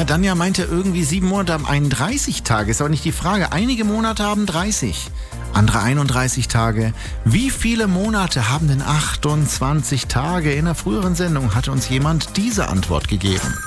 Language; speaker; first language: German; native; German